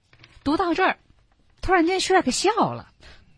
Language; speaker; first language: Chinese; native; Chinese